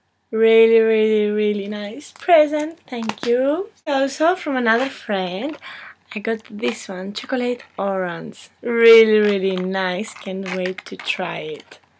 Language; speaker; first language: English; non-native, fluent; Greek